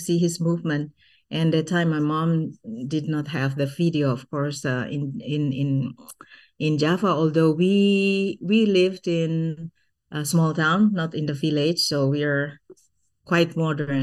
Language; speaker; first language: English; non-native, fluent; Sundanese